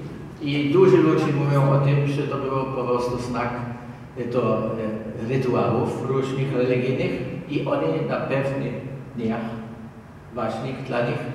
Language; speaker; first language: Polish; non-native, learner; German